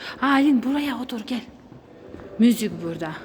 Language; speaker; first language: Turkish; non-native, learner; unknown